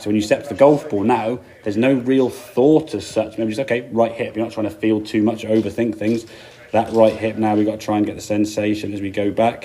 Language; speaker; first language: English; native; English